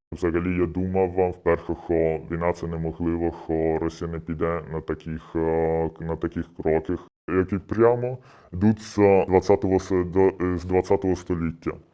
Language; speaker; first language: Ukrainian; early bilingual, heritage; Ukrainian